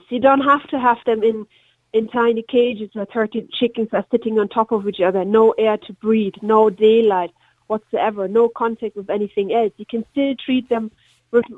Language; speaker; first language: English; non-native, fluent; German